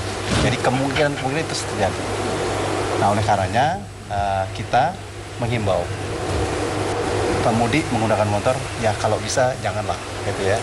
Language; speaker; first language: Indonesian; native; Indonesian